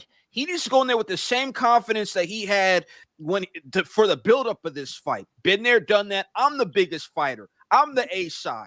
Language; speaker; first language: English; native; English